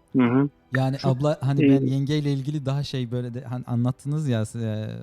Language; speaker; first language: Turkish; native; Turkish